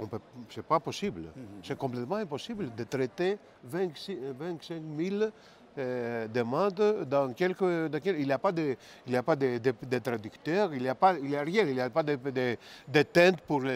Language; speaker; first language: French; non-native, fluent; Greek